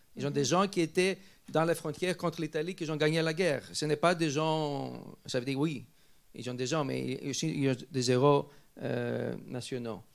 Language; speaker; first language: French; non-native, fluent; Greek